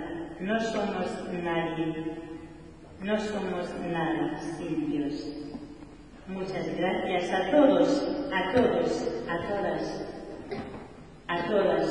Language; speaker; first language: Spanish; non-native, fluent; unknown